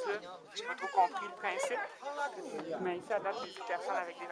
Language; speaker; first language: French; native; French